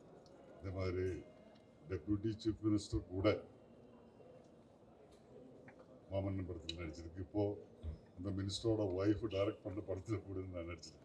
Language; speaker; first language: Tamil; non-native, learner; Malayalam